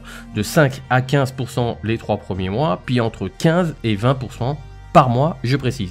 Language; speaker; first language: French; native; French